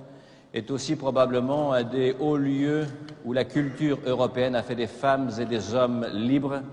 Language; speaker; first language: French; native; French